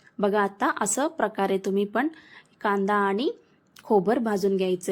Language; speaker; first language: Marathi; non-native, local second language; Kannada